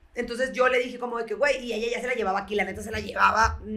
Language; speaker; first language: Spanish; native; Spanish